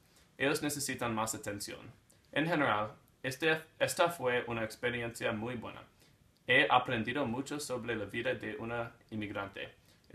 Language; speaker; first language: Spanish; non-native, learner; English